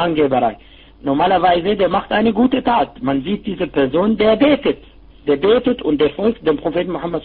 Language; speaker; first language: German; non-native, fluent; Arabic